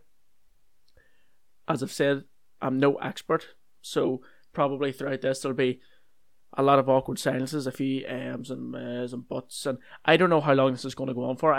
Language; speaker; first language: English; native; English